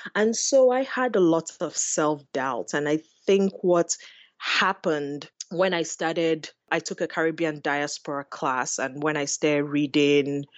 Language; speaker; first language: English; non-native, local second language; Igbo